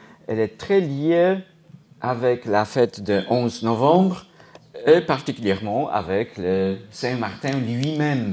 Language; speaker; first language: French; non-native, fluent; Polish